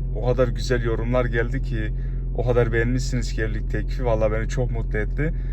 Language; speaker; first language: Turkish; early bilingual, heritage; Turkish